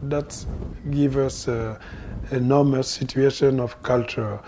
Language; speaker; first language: English; non-native, fluent; Lingala